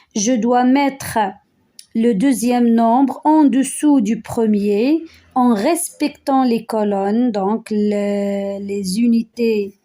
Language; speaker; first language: French; non-native, local second language; Arabic